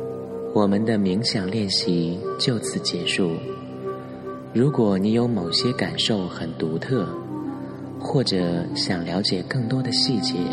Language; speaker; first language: Chinese; native; Chinese